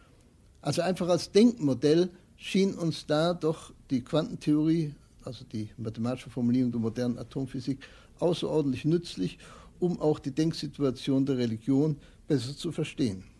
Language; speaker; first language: German; native; German